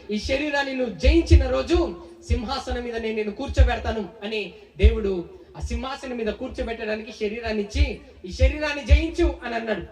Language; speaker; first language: Telugu; native; Telugu